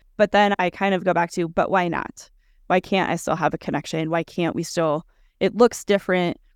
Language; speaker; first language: English; early bilingual, other home language; Russian